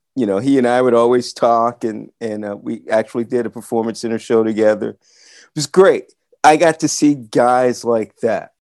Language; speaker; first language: English; native; English